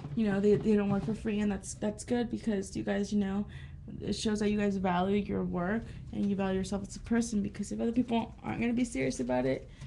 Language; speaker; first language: English; early bilingual, other home language; Spanish